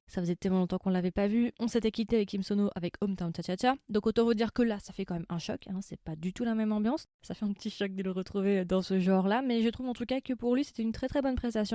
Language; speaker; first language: French; native; French